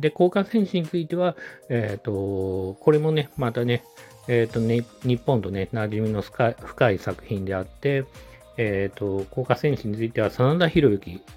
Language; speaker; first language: Japanese; native; Japanese